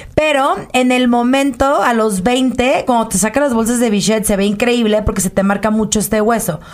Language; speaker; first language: Spanish; native; Spanish